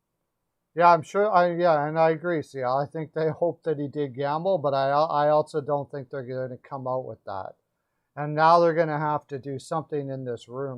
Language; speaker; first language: English; native; English